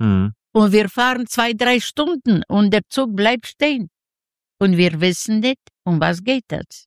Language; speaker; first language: German; non-native, learner; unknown